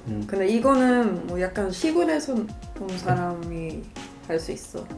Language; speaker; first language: Korean; non-native, learner; Swedish